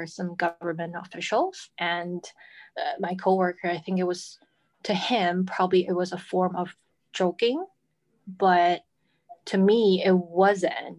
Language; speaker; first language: English; non-native, fluent; Chinese